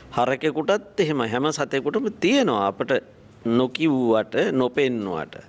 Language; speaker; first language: Sinhala; native; Sinhala